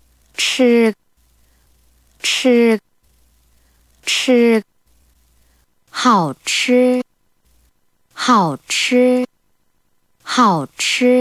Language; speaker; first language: Chinese; non-native, learner; Korean